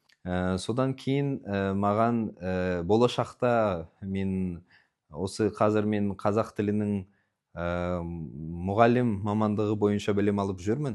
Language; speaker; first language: Kazakh; non-native, learner; Punjabi